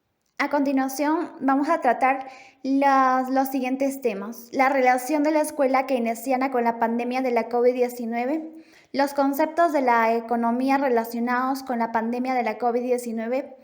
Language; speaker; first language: Spanish; native; Spanish